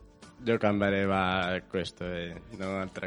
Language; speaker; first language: Italian; non-native, learner; Spanish